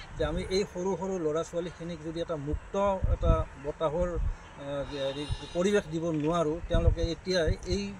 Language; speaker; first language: Assamese; native; Assamese